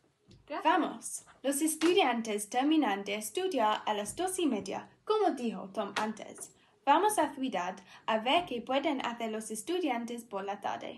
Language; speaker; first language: Spanish; non-native, learner; English